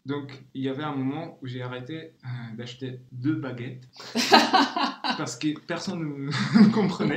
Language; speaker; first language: French; non-native, fluent; Czech